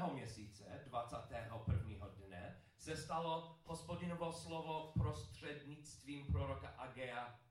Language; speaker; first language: Czech; non-native, learner; English